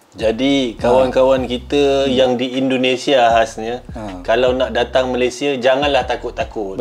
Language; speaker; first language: Malay; native; Malay